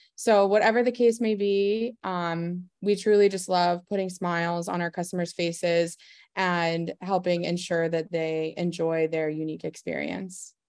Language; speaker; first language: English; native; English